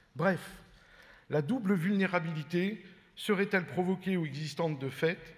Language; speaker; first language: French; native; French